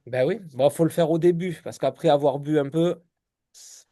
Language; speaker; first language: French; native; French